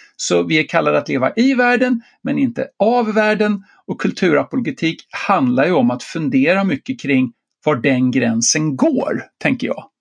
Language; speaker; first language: Swedish; native; Swedish